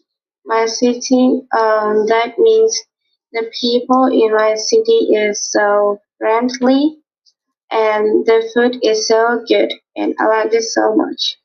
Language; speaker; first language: English; non-native, learner; Vietnamese